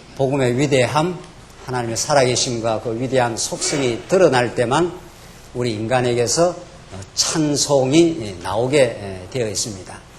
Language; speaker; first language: Korean; native; Korean